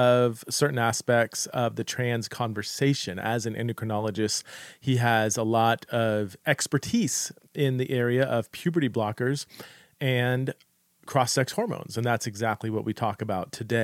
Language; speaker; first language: English; native; English